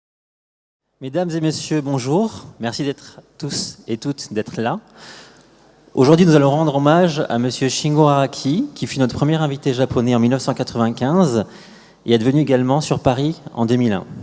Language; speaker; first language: French; native; French